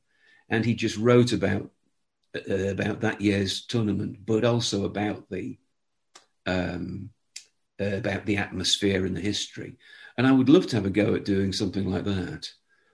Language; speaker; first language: English; native; English